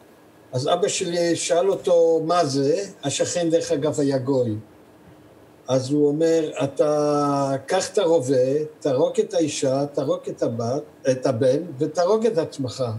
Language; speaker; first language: Hebrew; early bilingual, other home language; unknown